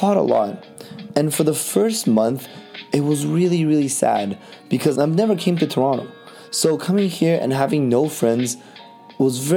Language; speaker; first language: English; native; English